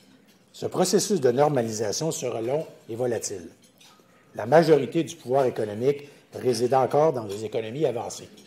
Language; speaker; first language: French; native; French